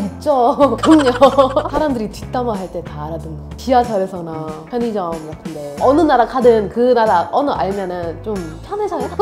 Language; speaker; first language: Korean; non-native, fluent; Hindi